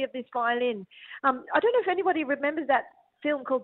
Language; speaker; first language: English; native; English